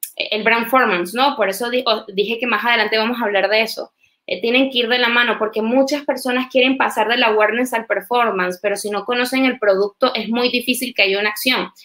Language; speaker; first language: Spanish; native; Spanish